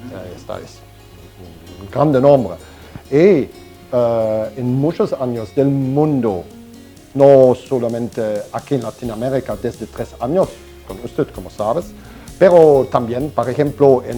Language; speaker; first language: Spanish; non-native, fluent; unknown